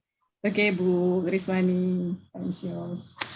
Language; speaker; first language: English; non-native, learner; Indonesian